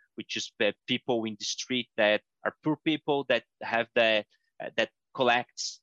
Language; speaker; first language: English; non-native, fluent; Portuguese